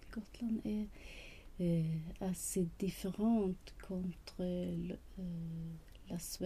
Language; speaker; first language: French; non-native, learner; Swedish